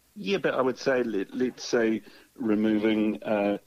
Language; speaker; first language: English; native; English